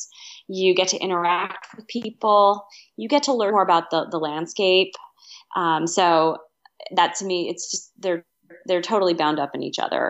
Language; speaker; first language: English; native; English